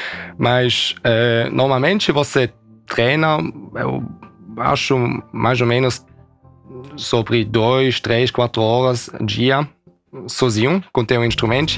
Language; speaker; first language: Portuguese; early bilingual, heritage; German